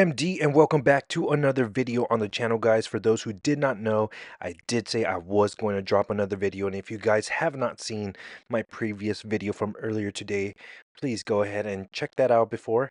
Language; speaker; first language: English; native; English